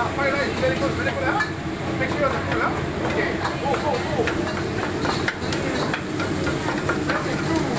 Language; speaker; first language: English; non-native, learner; Burmese